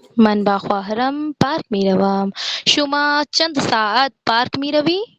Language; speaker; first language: Persian; non-native, learner; Urdu